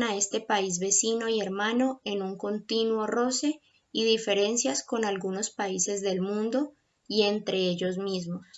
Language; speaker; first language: Spanish; native; Spanish